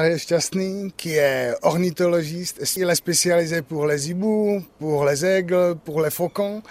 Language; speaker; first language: French; non-native, learner; Czech